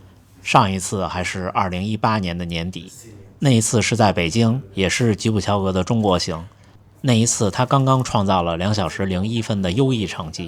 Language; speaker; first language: Chinese; native; Chinese